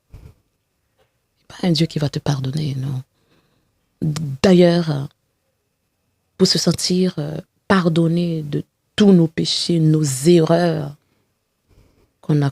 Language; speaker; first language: French; non-native, local second language; Haitian Creole